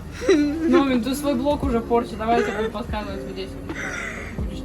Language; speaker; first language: Russian; native; Russian